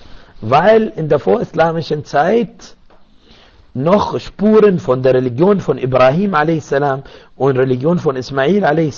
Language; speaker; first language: German; non-native, learner; Arabic